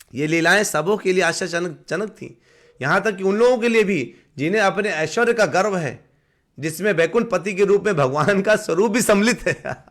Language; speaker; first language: Hindi; native; Hindi